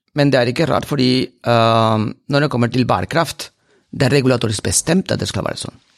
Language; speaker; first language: Norwegian; non-native, fluent; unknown